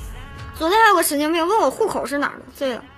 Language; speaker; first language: Chinese; native; Chinese